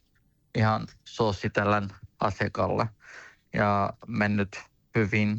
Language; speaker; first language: Finnish; non-native, learner; Turkish